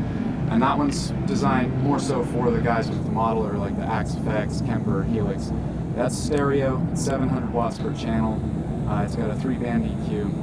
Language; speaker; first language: English; native; English